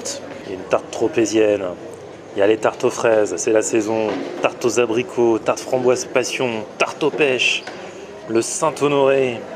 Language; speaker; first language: French; native; French